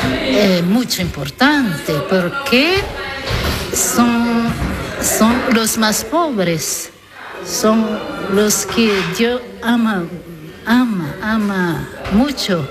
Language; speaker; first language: Spanish; non-native, learner; Italian